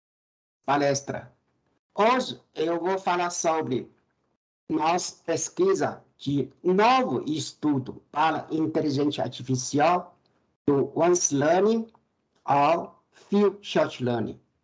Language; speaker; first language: Portuguese; non-native, fluent; Chinese